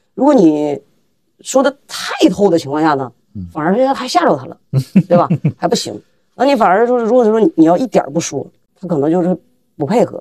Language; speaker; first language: Chinese; native; Chinese